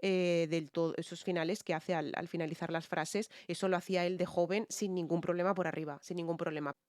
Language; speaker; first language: Spanish; native; Spanish